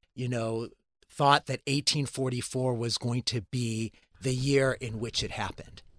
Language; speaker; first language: English; native; English